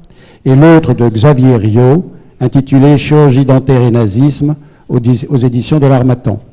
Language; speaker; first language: French; native; French